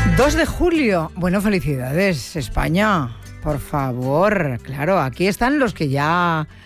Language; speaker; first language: Spanish; native; Spanish